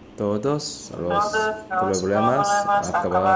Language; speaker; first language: Spanish; non-native, learner; Korean